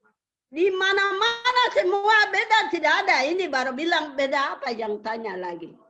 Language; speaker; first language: Indonesian; non-native, local second language; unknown